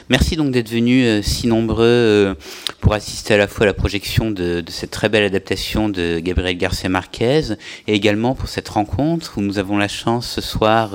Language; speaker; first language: French; native; French